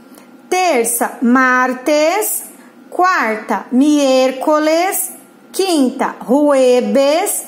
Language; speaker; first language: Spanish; non-native, fluent; Portuguese